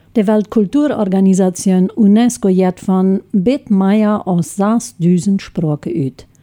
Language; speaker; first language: German; non-native, local second language; Low German